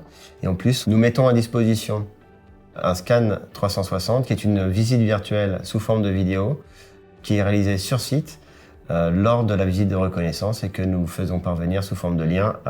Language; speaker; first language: French; native; French